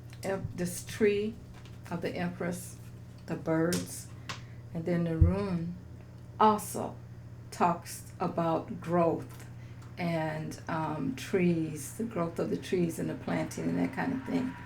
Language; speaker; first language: English; native; English